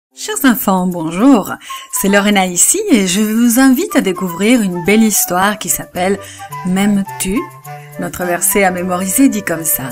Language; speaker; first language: French; native; French